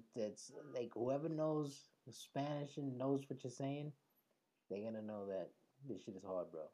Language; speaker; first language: English; early bilingual, other home language; Spanish